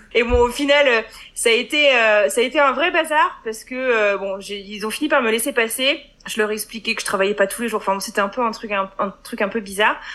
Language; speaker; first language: French; native; French